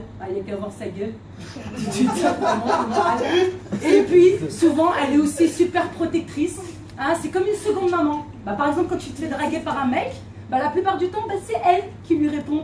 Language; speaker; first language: French; native; French